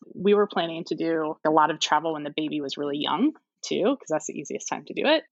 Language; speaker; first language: English; native; English